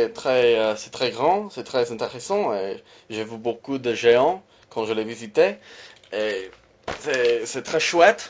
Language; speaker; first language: French; non-native, learner; English